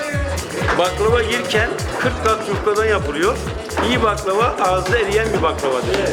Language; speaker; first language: Turkish; native; Turkish